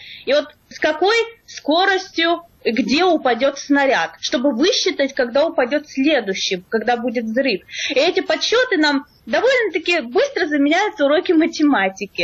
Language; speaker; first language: Russian; native; Russian